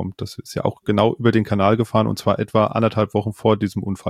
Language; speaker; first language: German; native; German